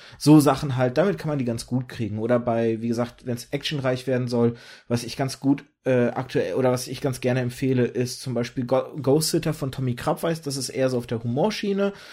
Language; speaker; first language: German; early bilingual, other home language; Russian